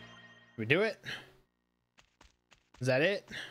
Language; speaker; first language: English; native; English